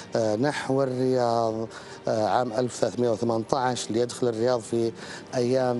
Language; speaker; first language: Arabic; native; Arabic